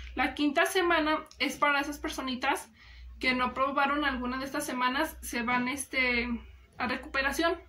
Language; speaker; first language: Spanish; native; Spanish